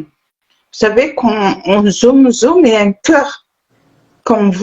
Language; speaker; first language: French; non-native, local second language; Arabic